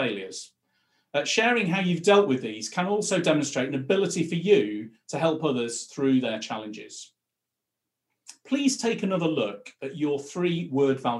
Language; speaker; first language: English; native; English